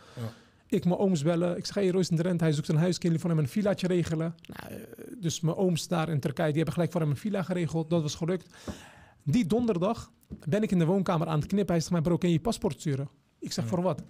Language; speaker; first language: Dutch; early bilingual, other home language; Turkish